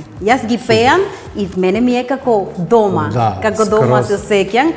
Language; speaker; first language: Macedonian; non-native, fluent; Spanish